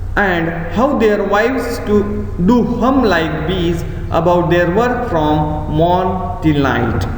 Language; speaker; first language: English; non-native, local second language; Marathi